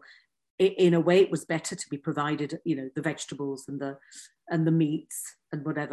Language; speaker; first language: English; native; English